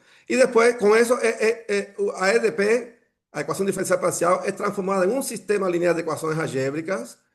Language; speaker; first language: Portuguese; non-native, fluent; Spanish